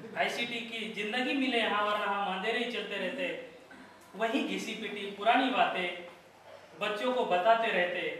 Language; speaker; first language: Hindi; non-native, local second language; Marathi